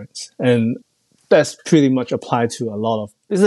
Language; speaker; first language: English; non-native, local second language; Cantonese